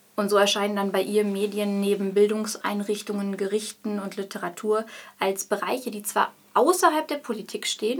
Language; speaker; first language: German; native; German